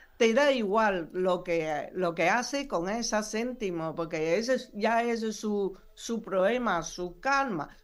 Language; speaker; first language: Spanish; non-native, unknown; Chinese